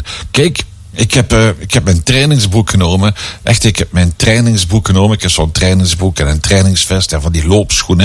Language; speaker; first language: Dutch; native; Dutch